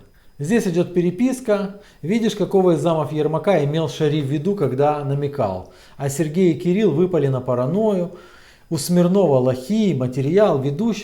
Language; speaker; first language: Russian; native; Russian